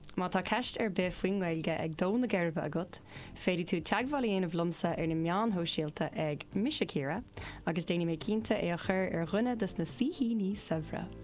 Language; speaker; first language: Irish; non-native, local second language; English